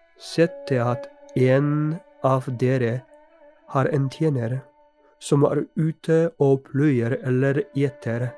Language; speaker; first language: Norwegian; non-native, fluent; Polish